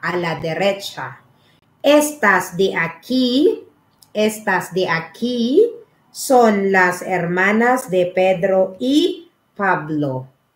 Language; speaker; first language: Spanish; non-native, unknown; Filipino